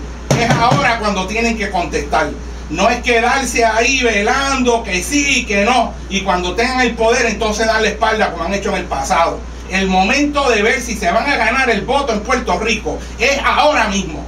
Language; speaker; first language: Spanish; native; Spanish